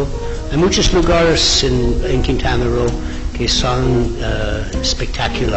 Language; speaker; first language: Spanish; non-native, fluent; English